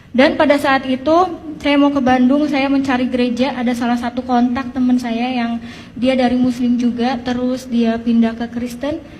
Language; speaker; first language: Indonesian; native; Indonesian